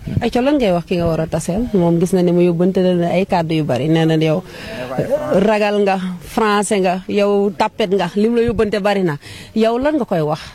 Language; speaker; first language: Wolof; native; Wolof